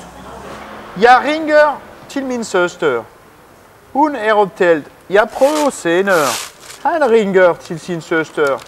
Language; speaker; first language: Danish; non-native, learner; French